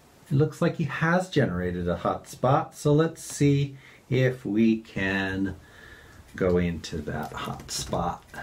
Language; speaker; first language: English; native; English